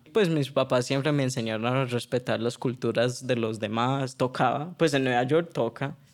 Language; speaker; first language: Spanish; early bilingual, heritage; Spanish